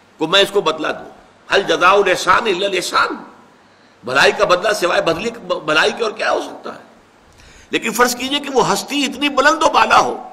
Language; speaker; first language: Urdu; native; Urdu